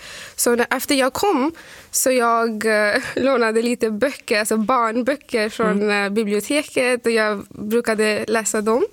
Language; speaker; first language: Swedish; non-native, fluent; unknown